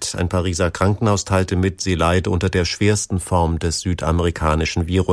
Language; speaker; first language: German; native; German